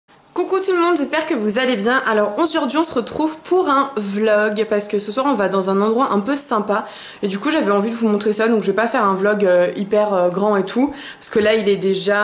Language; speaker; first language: French; native; French